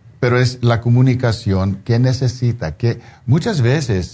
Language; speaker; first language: Spanish; non-native, fluent; English